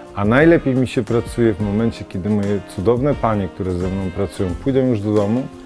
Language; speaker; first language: Polish; native; Polish